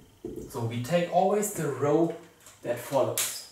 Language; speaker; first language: English; non-native, fluent; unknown